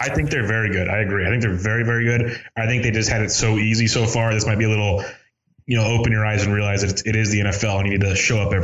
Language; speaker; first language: English; native; English